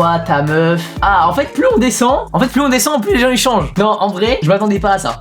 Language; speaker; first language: French; native; French